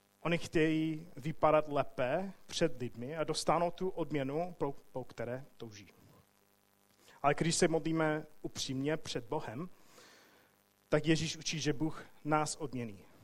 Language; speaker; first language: Czech; non-native, fluent; English